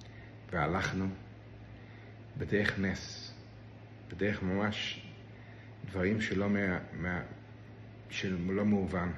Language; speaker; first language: Hebrew; non-native, local second language; Yiddish